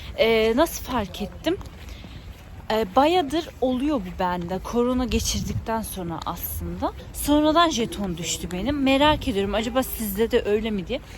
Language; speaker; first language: Turkish; early bilingual, heritage; Turkish